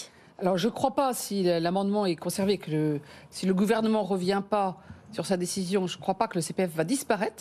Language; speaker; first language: French; native; French